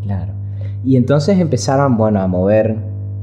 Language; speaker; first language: Spanish; native; Spanish